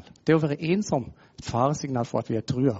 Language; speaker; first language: Norwegian; non-native, fluent; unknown